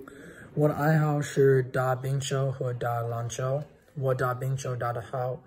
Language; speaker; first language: Chinese; non-native, learner; English